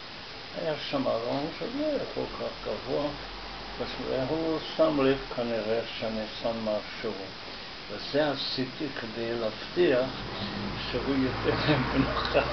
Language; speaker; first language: Hebrew; non-native, fluent; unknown